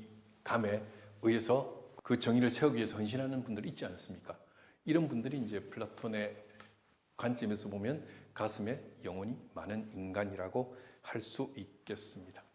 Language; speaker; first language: Korean; native; Korean